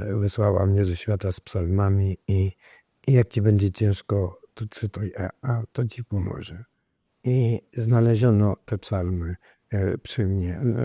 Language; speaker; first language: Polish; non-native, local second language; Rusyn